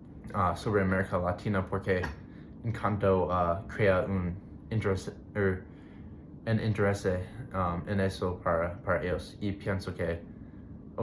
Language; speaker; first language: Spanish; non-native, learner; English